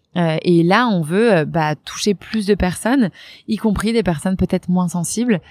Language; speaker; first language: French; native; French